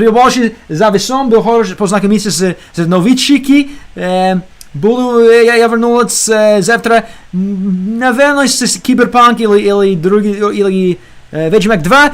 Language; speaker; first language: Russian; non-native, learner; English